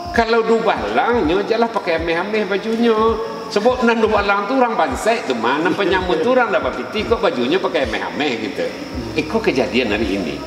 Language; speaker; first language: Malay; non-native, local second language; Minangkabau